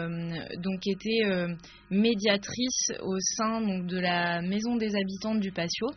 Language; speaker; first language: French; native; French